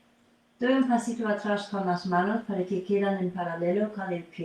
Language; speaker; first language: Spanish; non-native, fluent; English